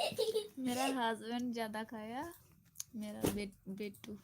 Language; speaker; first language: Hindi; non-native, local second language; Bangla